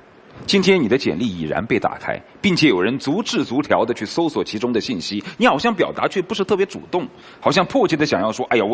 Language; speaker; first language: Chinese; native; Chinese